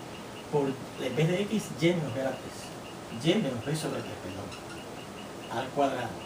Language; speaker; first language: Spanish; native; Spanish